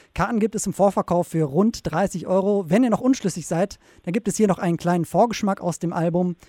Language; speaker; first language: German; native; German